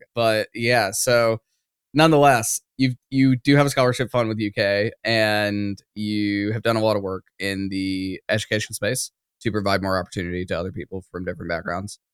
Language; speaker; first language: English; native; English